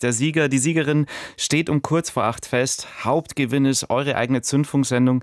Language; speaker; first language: German; native; German